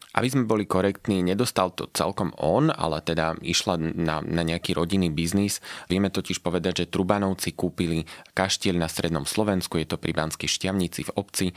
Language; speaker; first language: Slovak; native; Slovak